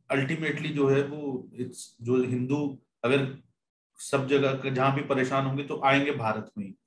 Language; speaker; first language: Hindi; native; Hindi